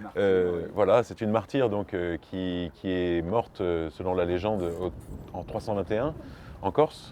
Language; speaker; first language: French; native; French